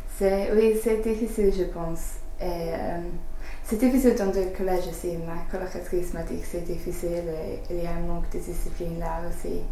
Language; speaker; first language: French; non-native, learner; English